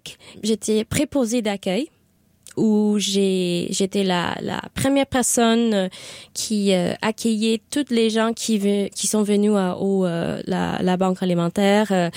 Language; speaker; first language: French; non-native, learner; English